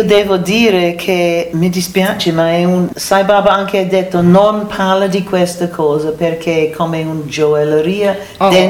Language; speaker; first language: Italian; non-native, learner; English